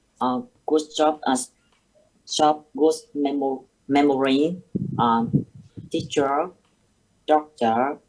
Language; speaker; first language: English; non-native, learner; Vietnamese